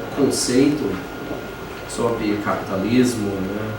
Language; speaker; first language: Portuguese; non-native, fluent; English